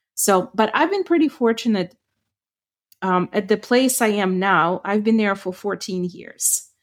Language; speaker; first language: English; non-native, fluent; Ukrainian